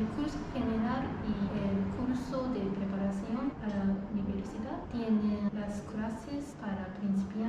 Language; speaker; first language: Spanish; non-native, fluent; Japanese